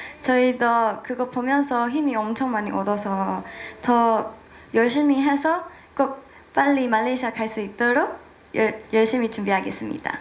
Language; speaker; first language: Korean; non-native, fluent; Chinese